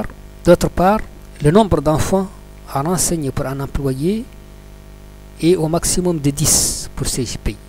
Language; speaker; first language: French; non-native, local second language; Arabic